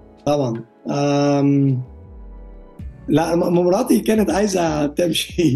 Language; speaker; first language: Arabic; non-native, learner; Dutch